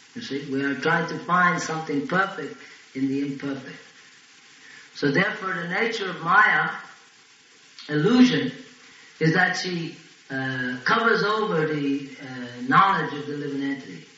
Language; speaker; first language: English; native; English